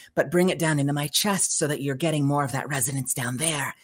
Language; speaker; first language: English; native; English